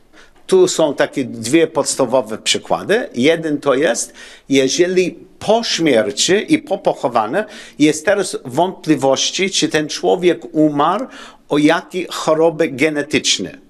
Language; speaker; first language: Polish; non-native, learner; English